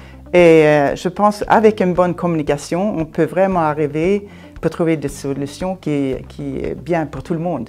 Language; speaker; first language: French; non-native, fluent; Swedish